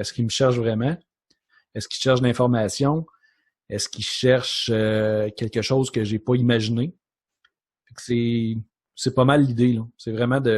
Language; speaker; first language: French; native; French